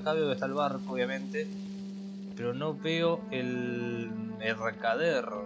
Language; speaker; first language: Spanish; native; Spanish